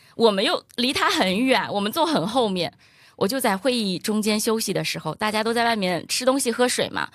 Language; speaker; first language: Chinese; native; Chinese